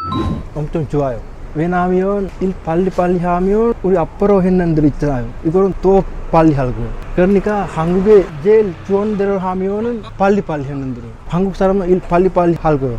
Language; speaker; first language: Korean; non-native, learner; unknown